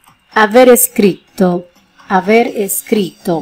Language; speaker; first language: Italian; non-native, learner; Spanish